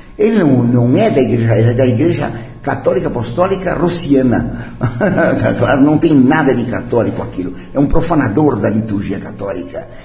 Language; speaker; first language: Portuguese; early bilingual, other home language; Italian